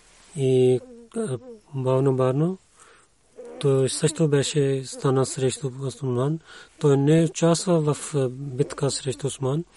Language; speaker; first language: Bulgarian; non-native, learner; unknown